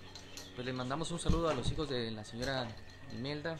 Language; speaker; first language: Spanish; native; Spanish